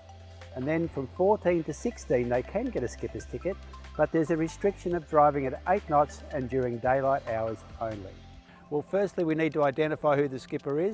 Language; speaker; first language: English; native; English